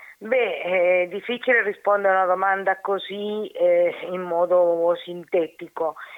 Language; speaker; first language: Italian; non-native, fluent; Spanish